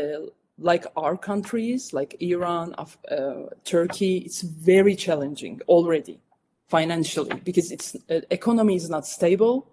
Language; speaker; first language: English; non-native, fluent; Turkish